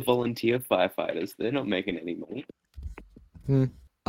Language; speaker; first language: English; native; English